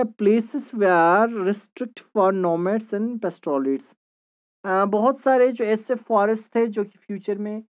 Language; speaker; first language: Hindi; non-native, local second language; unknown